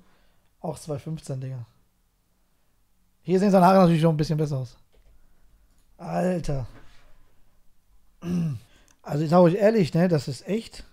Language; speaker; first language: German; native; German